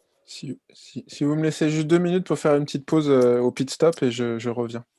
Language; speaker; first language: French; native; French